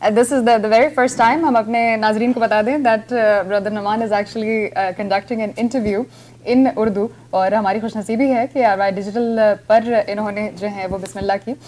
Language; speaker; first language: Urdu; native; Urdu